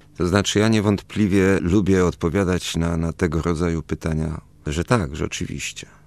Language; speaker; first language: Polish; early bilingual, other home language; Spanish